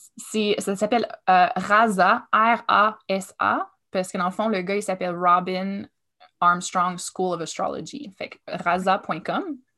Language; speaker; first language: French; native; French